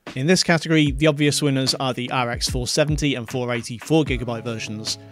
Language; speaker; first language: English; native; English